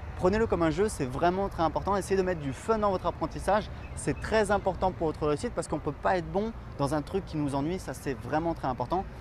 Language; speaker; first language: French; native; French